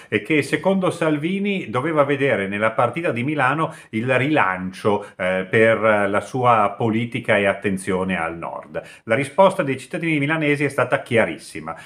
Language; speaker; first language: Italian; native; Italian